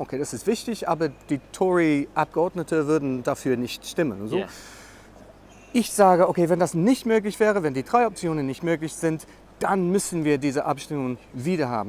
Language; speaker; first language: German; non-native, learner; English